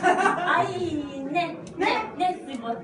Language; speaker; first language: Czech; non-native, learner; Turkish